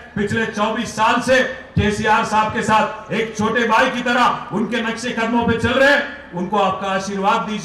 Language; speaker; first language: Hindi; non-native, local second language; Telugu